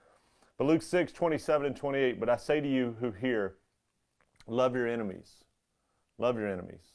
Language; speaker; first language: English; native; English